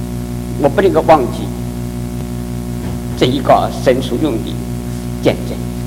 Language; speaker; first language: Chinese; native; Chinese